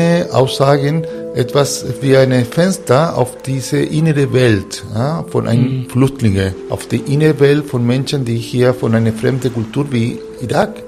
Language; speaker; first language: German; non-native, fluent; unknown